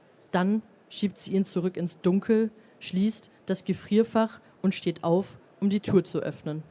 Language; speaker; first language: German; native; German